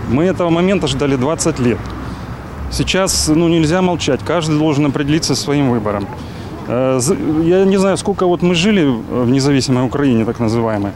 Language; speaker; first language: Russian; native; Russian